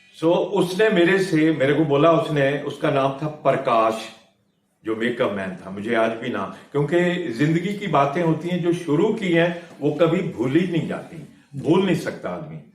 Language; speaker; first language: Hindi; native; Hindi